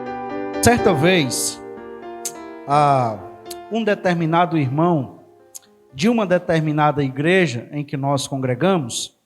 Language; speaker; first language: Portuguese; native; Portuguese